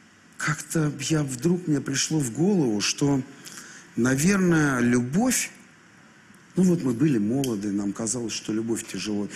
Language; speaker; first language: Russian; native; Russian